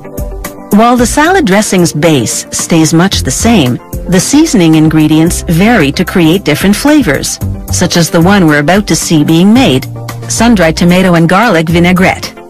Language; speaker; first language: English; native; English